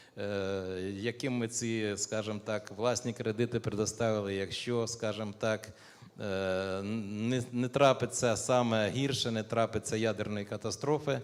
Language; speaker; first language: Ukrainian; native; Ukrainian